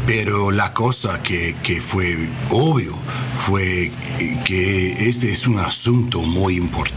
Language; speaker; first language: Spanish; non-native, learner; English